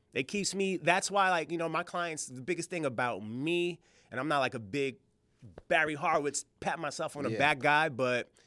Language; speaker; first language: English; native; English